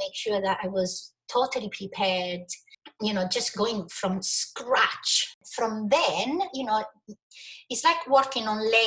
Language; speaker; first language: English; non-native, fluent; Italian